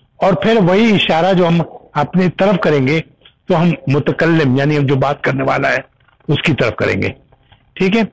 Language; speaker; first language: Urdu; native; Urdu